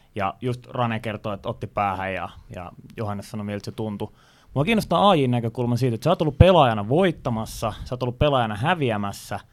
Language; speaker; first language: Finnish; native; Finnish